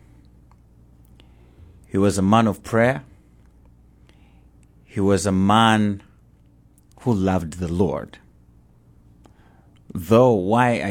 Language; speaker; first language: English; non-native, local second language; Ganda